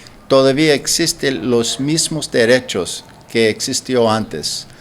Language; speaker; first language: Spanish; non-native, learner; English